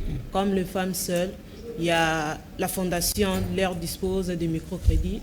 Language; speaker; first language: French; non-native, local second language; Lingala